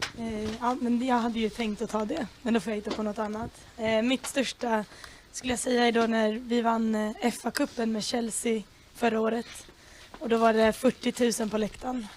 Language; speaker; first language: Swedish; native; Swedish